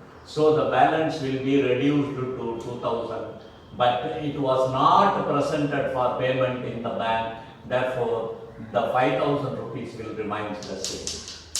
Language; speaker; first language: English; non-native, local second language; Tamil